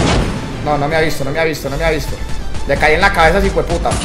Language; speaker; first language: Spanish; native; Spanish